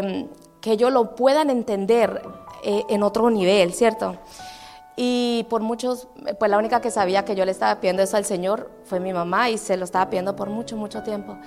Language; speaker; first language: Spanish; native; Spanish